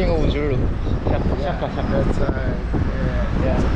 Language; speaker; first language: English; non-native, learner; Korean